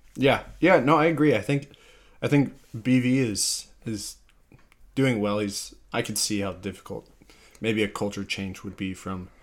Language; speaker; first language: English; native; English